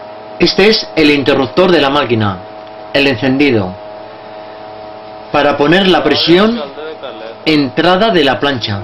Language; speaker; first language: Spanish; native; Spanish